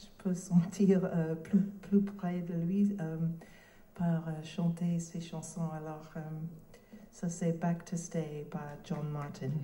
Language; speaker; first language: French; non-native, learner; English